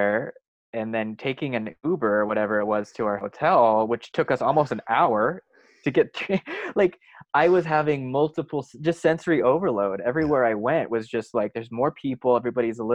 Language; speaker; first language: English; native; English